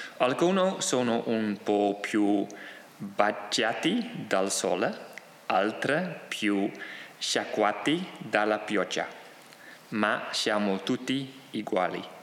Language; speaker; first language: Italian; non-native, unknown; Dutch